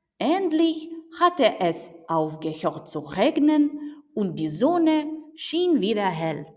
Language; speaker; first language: German; non-native, fluent; Ukrainian